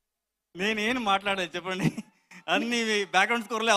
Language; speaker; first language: Telugu; non-native, learner; Kannada